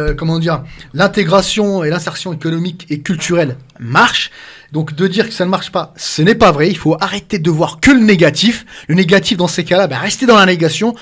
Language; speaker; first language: French; early bilingual, other home language; Arabic